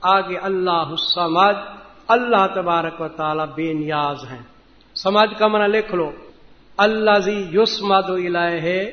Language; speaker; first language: Urdu; non-native, local second language; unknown